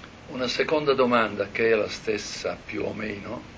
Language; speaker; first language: Italian; native; Italian